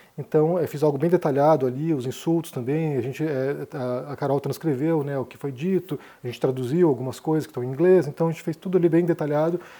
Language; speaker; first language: Portuguese; native; Portuguese